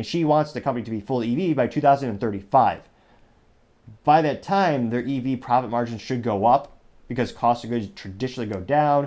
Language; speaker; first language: English; native; English